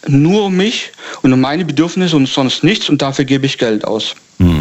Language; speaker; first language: German; native; German